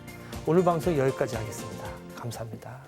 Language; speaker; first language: Korean; native; Korean